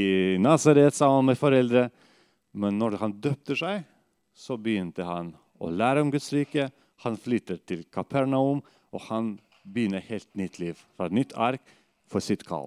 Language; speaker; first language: Norwegian; non-native, fluent; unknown